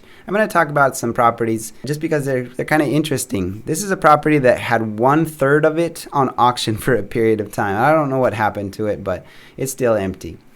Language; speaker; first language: English; native; English